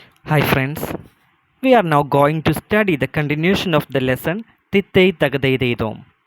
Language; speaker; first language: English; non-native, local second language; Malayalam